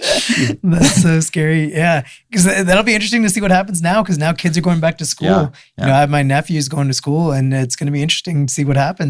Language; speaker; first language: English; native; English